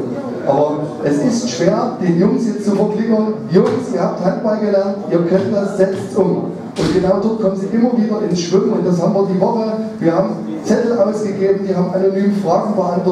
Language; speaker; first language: German; native; German